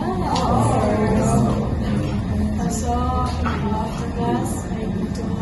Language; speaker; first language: English; non-native, learner; Indonesian